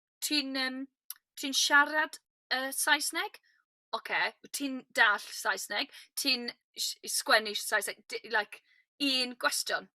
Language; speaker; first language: Welsh; non-native, learner; English